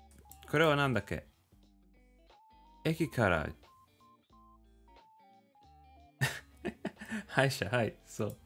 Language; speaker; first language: Japanese; non-native, learner; English